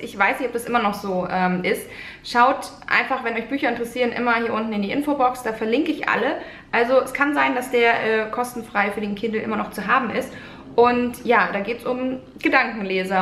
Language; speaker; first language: German; native; German